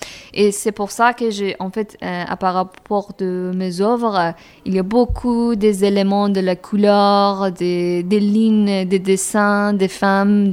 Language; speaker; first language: French; non-native, fluent; Persian